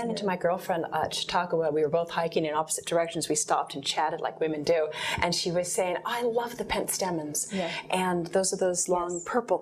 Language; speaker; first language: English; native; English